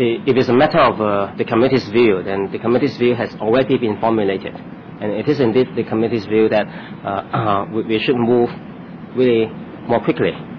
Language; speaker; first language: English; non-native, local second language; Cantonese